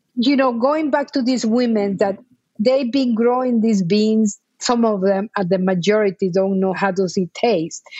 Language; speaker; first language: English; non-native, fluent; Spanish